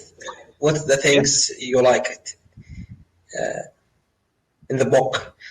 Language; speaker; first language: English; non-native, learner; Arabic